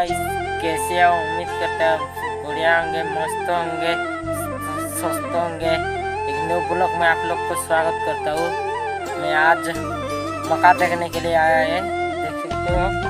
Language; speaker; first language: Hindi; non-native, local second language; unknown